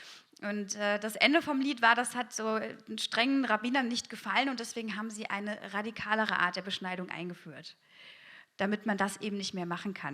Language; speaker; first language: German; native; German